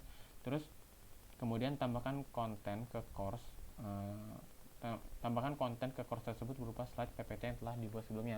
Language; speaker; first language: Indonesian; native; Indonesian